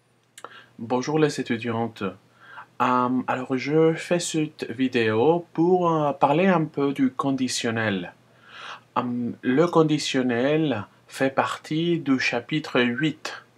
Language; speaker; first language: French; non-native, fluent; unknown